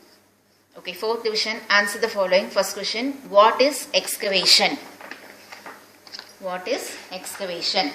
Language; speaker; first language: English; non-native, local second language; Tamil